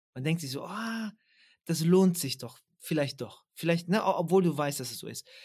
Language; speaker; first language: German; early bilingual, other home language; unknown